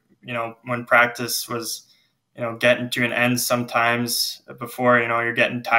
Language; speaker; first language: English; native; English